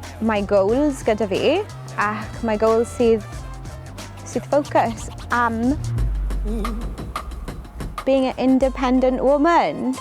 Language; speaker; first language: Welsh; non-native, local second language; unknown